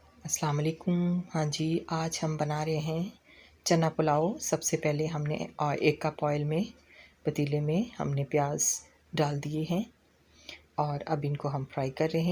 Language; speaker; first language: Hindi; non-native, local second language; Punjabi